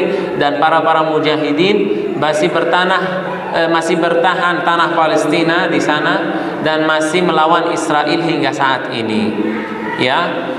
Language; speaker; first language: Indonesian; non-native, fluent; Arabic